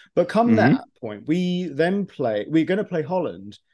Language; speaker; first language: English; native; English